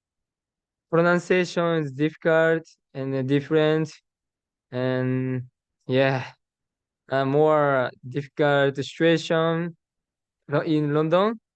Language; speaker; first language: English; non-native, learner; Japanese